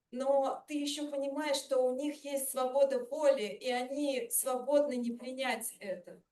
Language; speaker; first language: Russian; native; Russian